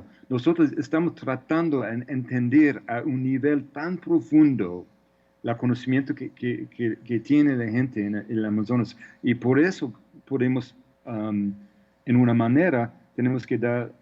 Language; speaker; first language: Spanish; non-native, fluent; English